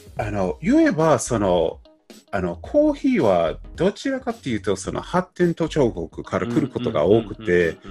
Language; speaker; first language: Japanese; non-native, fluent; English